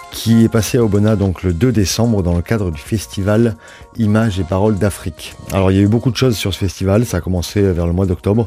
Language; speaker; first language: French; native; French